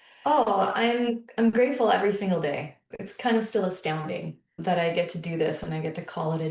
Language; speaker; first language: English; native; English